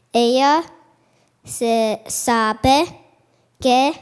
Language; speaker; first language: Spanish; non-native, learner; English